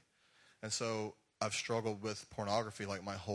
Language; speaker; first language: English; native; English